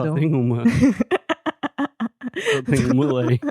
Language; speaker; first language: Portuguese; non-native, fluent; English